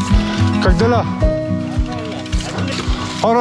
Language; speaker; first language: Russian; non-native, learner; French